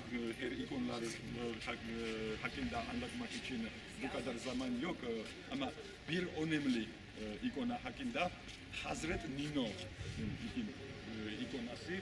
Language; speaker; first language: Turkish; non-native, learner; Georgian